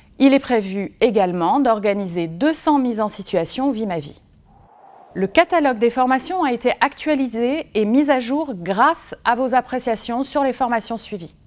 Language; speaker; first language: French; native; French